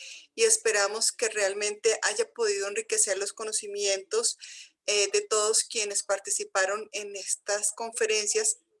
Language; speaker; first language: Spanish; native; Spanish